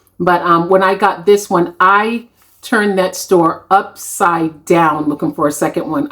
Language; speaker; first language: English; native; English